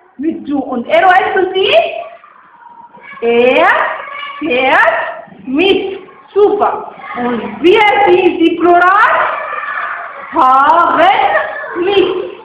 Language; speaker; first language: German; non-native, learner; Arabic